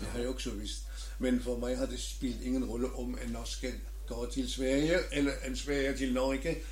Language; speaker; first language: Norwegian; non-native, learner; German